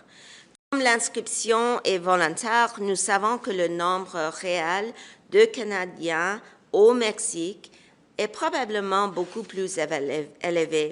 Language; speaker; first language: French; non-native, local second language; English